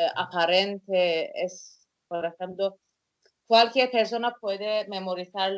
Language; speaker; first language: Spanish; non-native, fluent; Persian